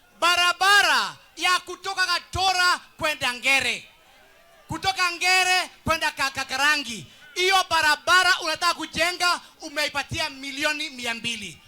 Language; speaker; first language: Swahili; non-native, local second language; Kikuyu